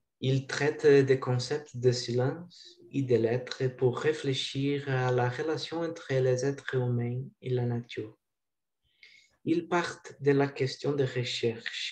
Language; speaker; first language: French; non-native, learner; Portuguese